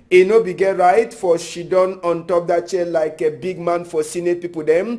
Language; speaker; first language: Nigerian Pidgin; native; Nigerian Pidgin